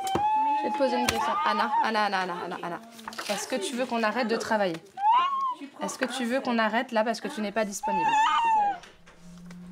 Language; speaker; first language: French; native; French